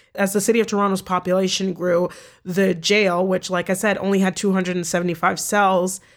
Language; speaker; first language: English; native; English